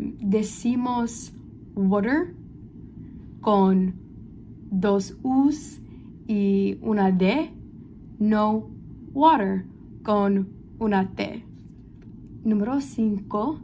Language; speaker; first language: Spanish; non-native, learner; English